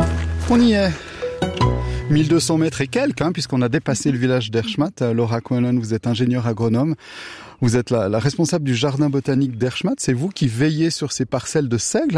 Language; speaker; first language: French; native; French